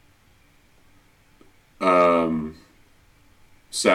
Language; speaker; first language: English; native; English